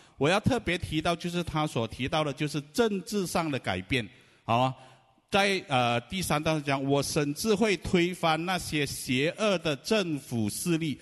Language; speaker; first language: Chinese; native; Chinese